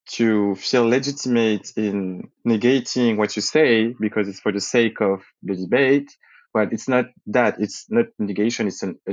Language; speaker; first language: English; early bilingual, other home language; French